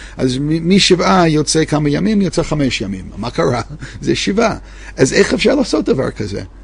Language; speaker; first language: Hebrew; non-native, fluent; English